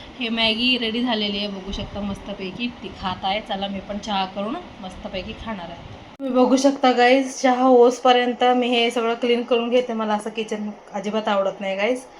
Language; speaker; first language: Marathi; non-native, local second language; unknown